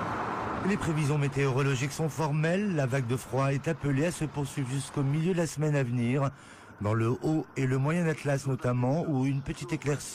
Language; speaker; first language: French; non-native, local second language; Arabic